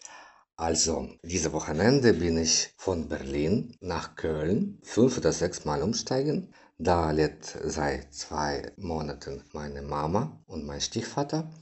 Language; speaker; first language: German; non-native, learner; Ukrainian